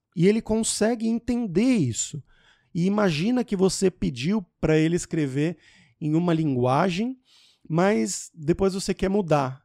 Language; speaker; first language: Portuguese; native; Portuguese